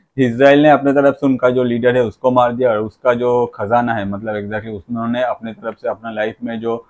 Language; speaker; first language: Hindi; non-native, local second language; Bangla